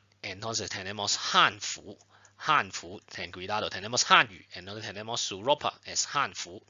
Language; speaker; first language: Spanish; non-native, fluent; Chinese